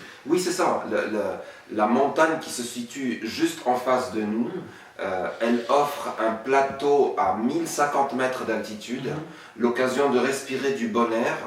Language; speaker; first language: French; non-native, local second language; Arabic